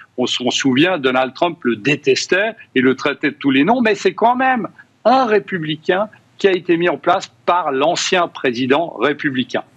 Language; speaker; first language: French; native; French